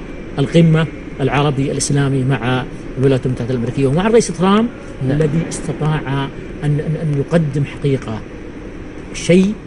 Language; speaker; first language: Arabic; native; Arabic